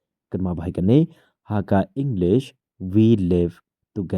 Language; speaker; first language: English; non-native, local second language; Khasi